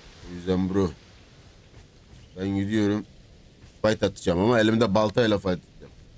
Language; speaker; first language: Turkish; native; Turkish